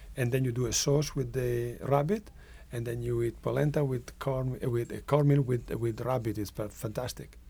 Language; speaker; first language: English; non-native, fluent; Italian